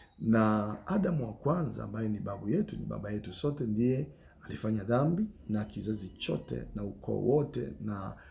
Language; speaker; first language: Swahili; native; Swahili